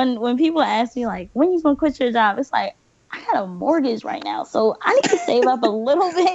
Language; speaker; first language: English; native; English